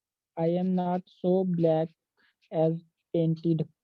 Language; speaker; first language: English; non-native, learner; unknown